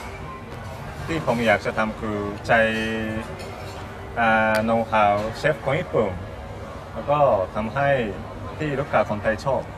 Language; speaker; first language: Thai; non-native, learner; Japanese